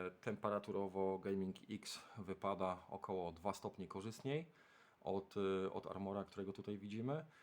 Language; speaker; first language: Polish; native; Polish